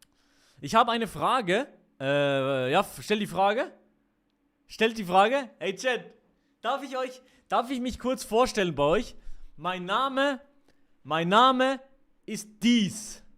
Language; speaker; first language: German; native; German